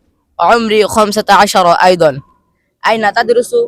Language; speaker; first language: Arabic; non-native, learner; Bangla